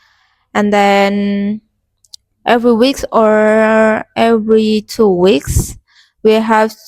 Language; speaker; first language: English; non-native, learner; Indonesian